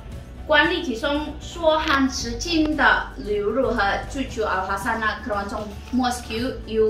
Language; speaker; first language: Chinese; non-native, learner; Indonesian